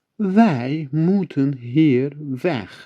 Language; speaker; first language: Dutch; non-native, learner; Turkish